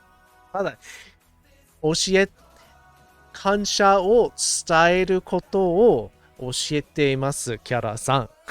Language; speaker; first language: Japanese; non-native, learner; English